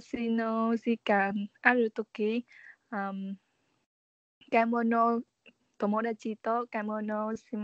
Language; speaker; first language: Japanese; non-native, learner; Vietnamese